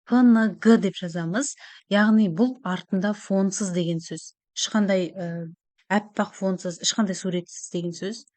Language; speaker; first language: Kazakh; native; Kazakh